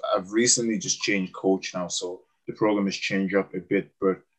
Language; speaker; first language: English; native; English